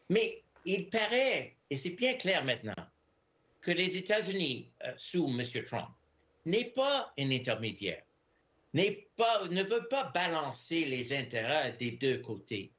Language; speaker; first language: French; non-native, fluent; English